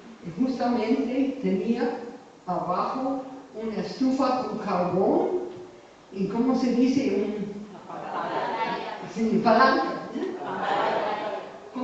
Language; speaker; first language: Spanish; non-native, fluent; English